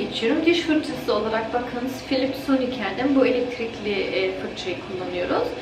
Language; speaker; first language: Turkish; early bilingual, heritage; Turkish